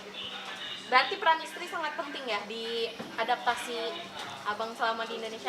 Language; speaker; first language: Indonesian; native; Indonesian